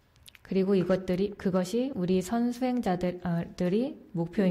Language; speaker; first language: Korean; native; Korean